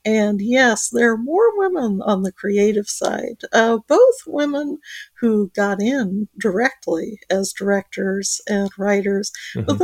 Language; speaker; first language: English; native; English